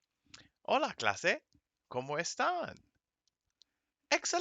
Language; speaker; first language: Spanish; non-native, fluent; English